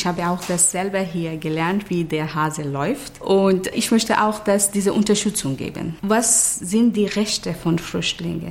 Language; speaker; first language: German; non-native, learner; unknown